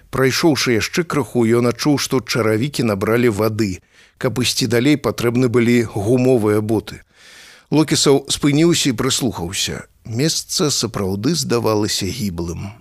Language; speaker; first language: Belarusian; native; Belarusian